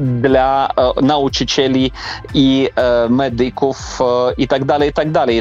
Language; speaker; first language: Polish; non-native, fluent; Ukrainian